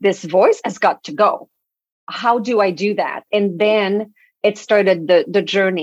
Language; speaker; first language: English; non-native, fluent; French